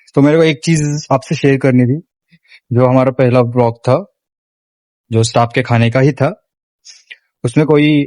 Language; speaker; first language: Hindi; non-native, local second language; Marathi